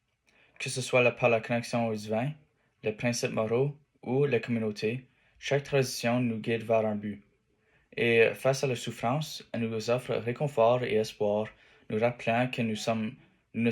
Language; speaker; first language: French; native; French